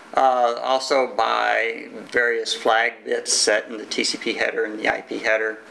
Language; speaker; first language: English; native; English